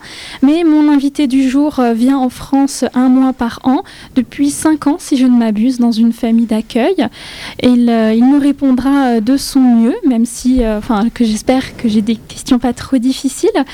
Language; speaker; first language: French; native; French